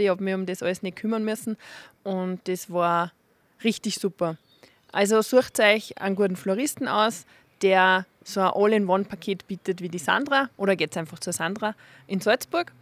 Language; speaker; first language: German; native; German